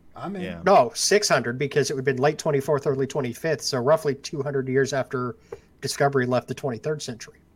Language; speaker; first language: English; native; English